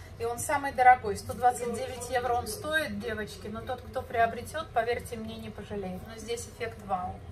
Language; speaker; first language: Russian; native; Russian